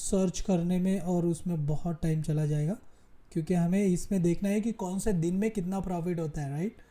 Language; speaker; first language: Hindi; native; Hindi